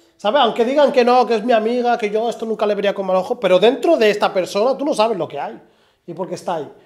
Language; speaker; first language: Spanish; early bilingual, other home language; Arabic